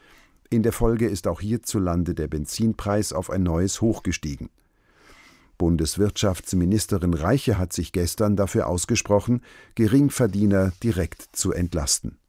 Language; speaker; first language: German; native; German